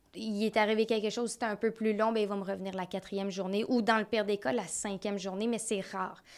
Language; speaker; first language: French; native; French